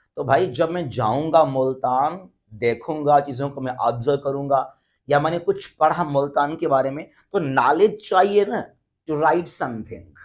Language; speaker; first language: Urdu; non-native, local second language; Sindhi